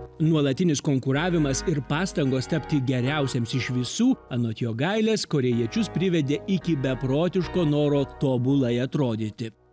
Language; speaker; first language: Lithuanian; native; Lithuanian